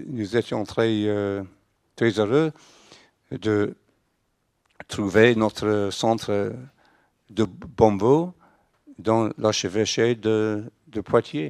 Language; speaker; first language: French; non-native, fluent; English